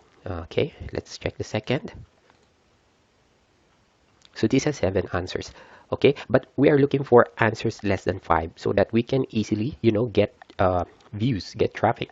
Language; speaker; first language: English; non-native, fluent; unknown